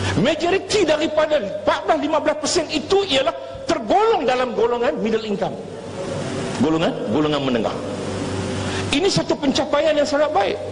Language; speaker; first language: Malay; native; Malay